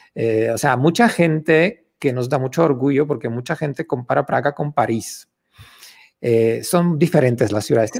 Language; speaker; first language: Spanish; non-native, fluent; Czech